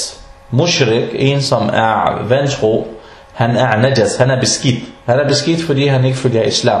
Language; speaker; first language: Danish; early bilingual, other home language; Arabic